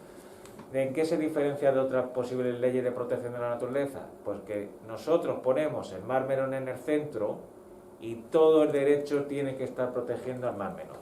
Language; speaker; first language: Spanish; native; Spanish